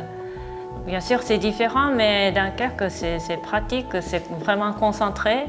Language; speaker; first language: French; non-native, fluent; Japanese